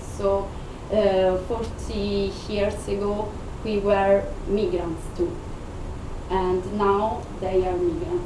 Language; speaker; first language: English; non-native, fluent; Italian